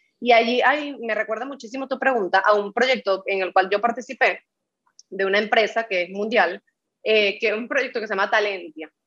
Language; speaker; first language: Spanish; native; Spanish